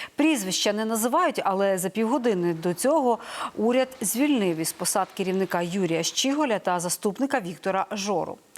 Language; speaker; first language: Ukrainian; native; Ukrainian